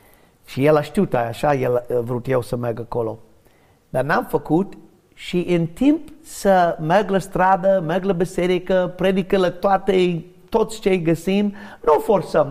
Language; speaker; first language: Romanian; non-native, learner; English